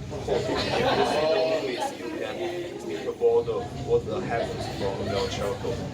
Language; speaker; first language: English; non-native, learner; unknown